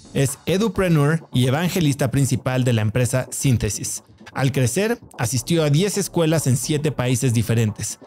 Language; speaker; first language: Spanish; native; Spanish